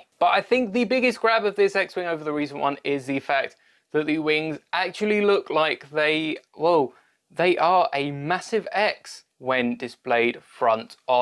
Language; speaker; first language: English; native; English